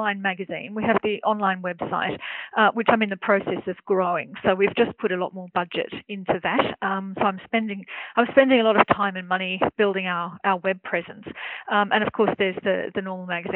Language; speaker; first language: English; native; English